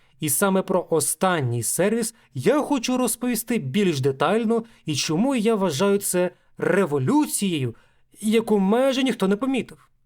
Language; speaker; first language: Ukrainian; native; Ukrainian